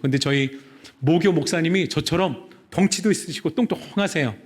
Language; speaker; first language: Korean; native; Korean